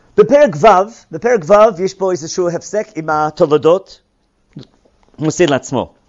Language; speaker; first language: Hebrew; non-native, fluent; English